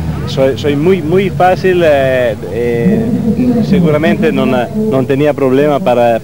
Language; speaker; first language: Spanish; non-native, learner; Italian